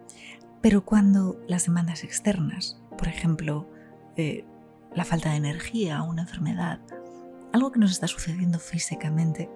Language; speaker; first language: Spanish; native; Spanish